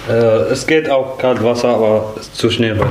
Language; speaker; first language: German; non-native, learner; Arabic